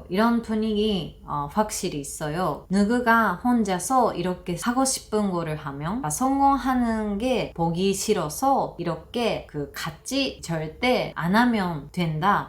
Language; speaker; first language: Korean; non-native, learner; Japanese